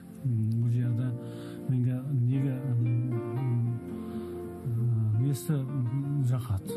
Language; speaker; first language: Kazakh; non-native, learner; Tajik